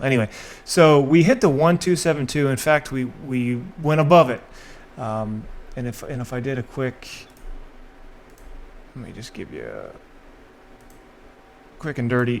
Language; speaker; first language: English; native; English